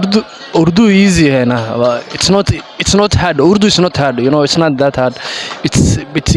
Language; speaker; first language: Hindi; non-native, learner; Somali